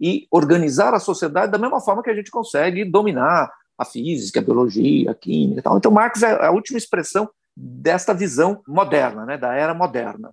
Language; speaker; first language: Portuguese; native; Portuguese